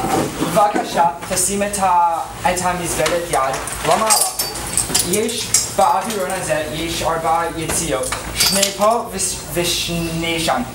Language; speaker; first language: Hebrew; non-native, learner; English